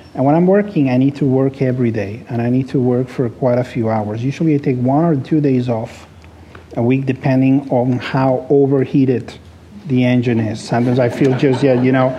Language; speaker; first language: English; non-native, fluent; Spanish